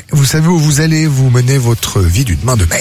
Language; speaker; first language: French; native; French